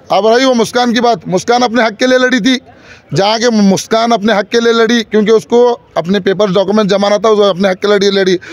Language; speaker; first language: Hindi; native; Hindi